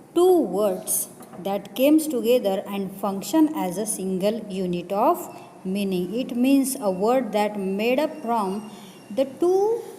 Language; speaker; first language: English; non-native, local second language; Marathi